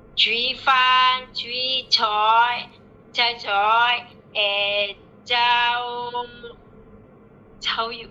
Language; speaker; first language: Cantonese; non-native, learner; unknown